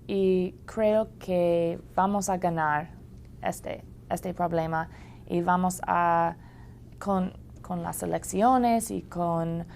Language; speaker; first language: Spanish; non-native, learner; English